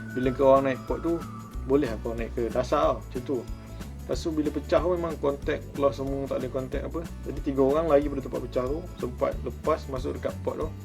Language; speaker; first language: Malay; native; Malay